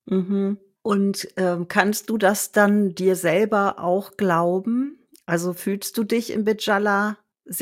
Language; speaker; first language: German; native; German